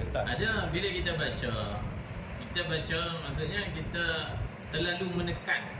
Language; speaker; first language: Malay; native; Malay